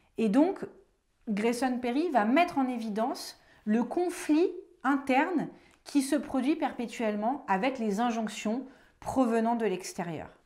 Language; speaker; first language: French; native; French